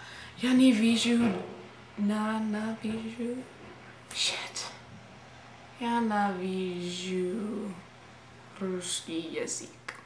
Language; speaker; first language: Russian; non-native, learner; English